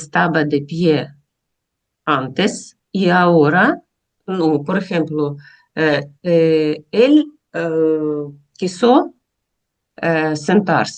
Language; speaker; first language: Spanish; non-native, learner; Russian